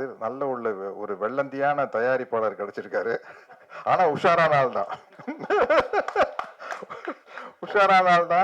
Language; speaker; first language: Tamil; native; Tamil